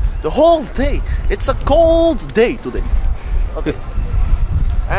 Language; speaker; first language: English; non-native, learner; Dutch